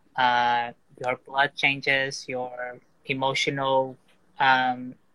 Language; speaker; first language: English; non-native, fluent; Portuguese